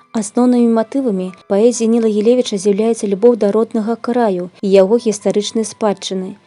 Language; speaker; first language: Belarusian; native; Belarusian